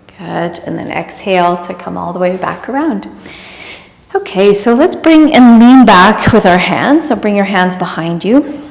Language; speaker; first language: English; native; English